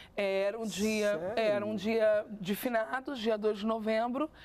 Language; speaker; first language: Portuguese; native; Portuguese